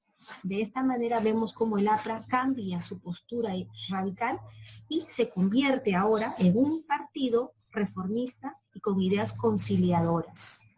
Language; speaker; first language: Spanish; native; Spanish